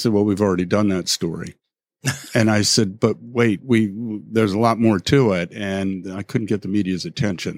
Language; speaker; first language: English; native; English